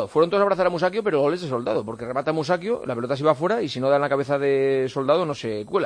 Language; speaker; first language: Spanish; native; Spanish